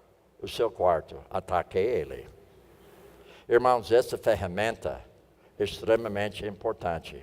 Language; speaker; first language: Portuguese; non-native, fluent; English